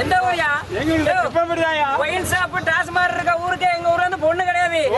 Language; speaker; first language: Tamil; native; Tamil